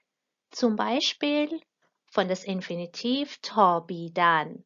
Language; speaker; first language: German; non-native, fluent; Persian